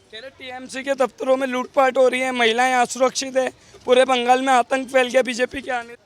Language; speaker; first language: Hindi; native; Hindi